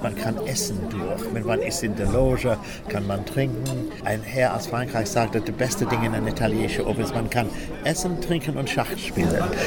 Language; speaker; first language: German; non-native, learner; English